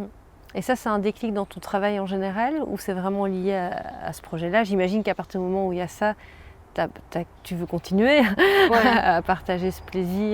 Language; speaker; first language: French; native; French